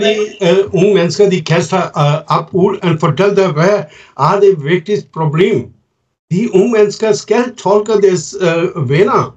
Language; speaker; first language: Danish; non-native, fluent; Urdu